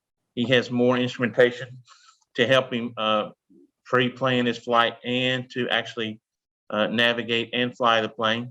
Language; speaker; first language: English; native; English